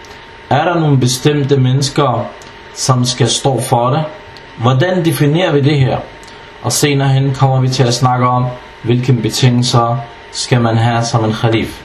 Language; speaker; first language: Danish; non-native, fluent; Arabic